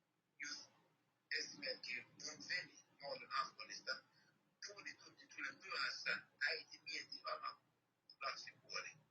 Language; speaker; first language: Finnish; non-native, learner; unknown